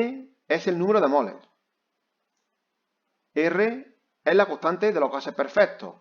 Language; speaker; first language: Spanish; native; Spanish